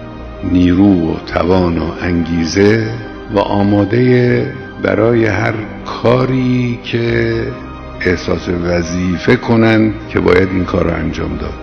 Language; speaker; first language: Persian; native; Persian